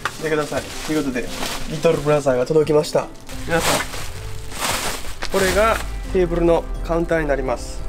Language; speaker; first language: Japanese; native; Japanese